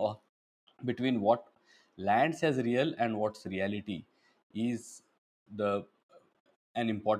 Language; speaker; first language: English; non-native, local second language; Marathi